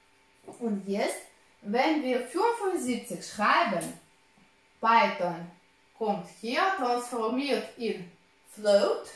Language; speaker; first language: German; non-native, fluent; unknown